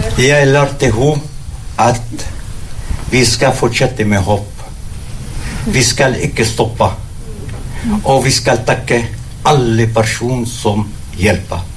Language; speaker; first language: Norwegian; non-native, learner; Arabic